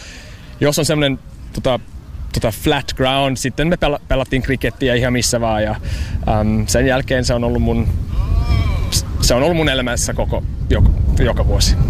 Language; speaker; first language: Finnish; non-native, fluent; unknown